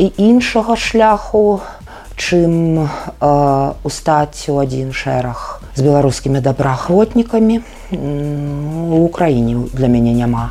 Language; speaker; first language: Belarusian; non-native, local second language; Russian